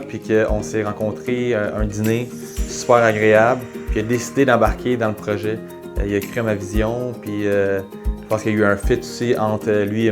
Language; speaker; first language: French; native; French